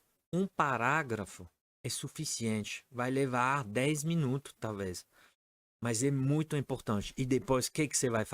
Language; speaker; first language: Portuguese; non-native, fluent; French